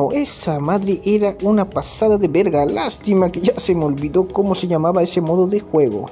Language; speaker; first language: Spanish; native; Spanish